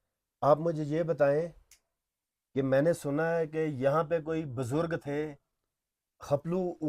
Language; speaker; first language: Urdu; non-native, local second language; Punjabi